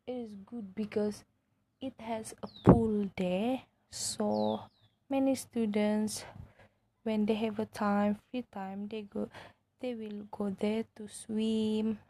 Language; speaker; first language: English; non-native, local second language; Malay